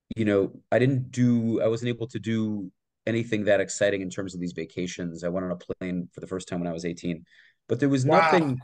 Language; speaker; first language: English; native; English